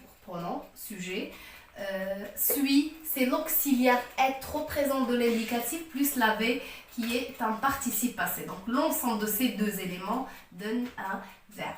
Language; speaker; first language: French; non-native, local second language; Arabic